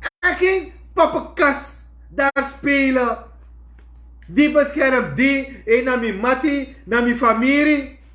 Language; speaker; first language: Dutch; native; Dutch